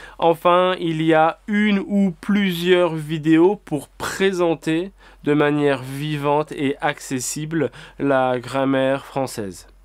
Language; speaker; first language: French; native; French